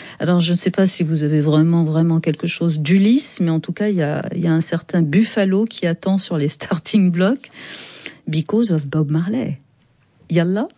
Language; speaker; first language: French; native; French